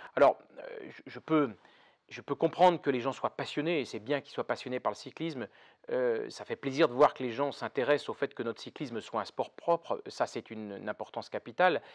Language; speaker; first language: French; native; French